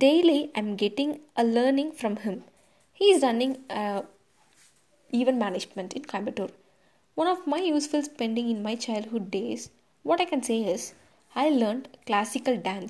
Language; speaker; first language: English; non-native, local second language; Tamil